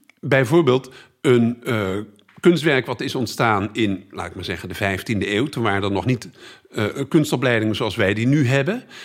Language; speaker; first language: Dutch; native; Dutch